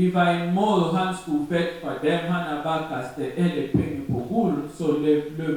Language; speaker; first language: Danish; non-native, learner; French